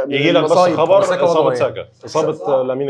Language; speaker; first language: Arabic; native; Arabic